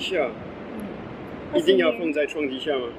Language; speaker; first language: Chinese; non-native, fluent; French